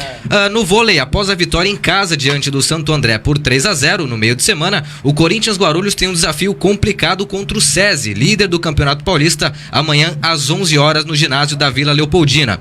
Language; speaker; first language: Portuguese; native; Portuguese